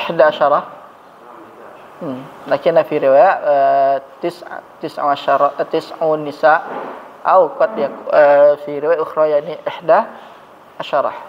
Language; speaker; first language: Arabic; non-native, fluent; Indonesian